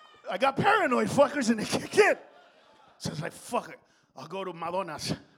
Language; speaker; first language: English; early bilingual, other home language; Spanish